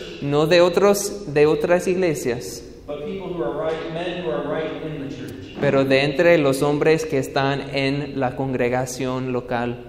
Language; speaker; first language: Spanish; non-native, learner; English